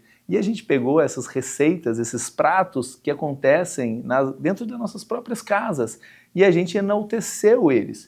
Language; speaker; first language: Portuguese; native; Portuguese